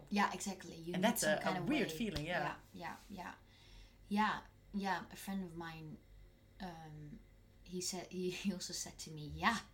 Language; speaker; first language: English; non-native, fluent; Dutch